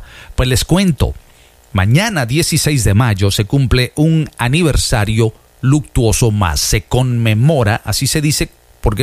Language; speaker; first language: Spanish; native; Spanish